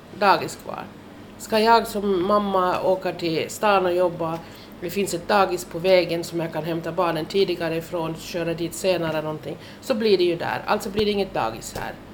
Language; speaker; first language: Swedish; non-native, fluent; German